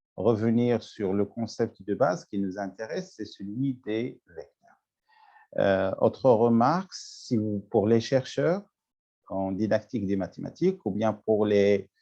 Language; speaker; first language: French; non-native, local second language; Arabic